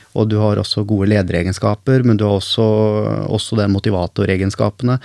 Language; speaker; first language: Norwegian; early bilingual, other home language; Arabic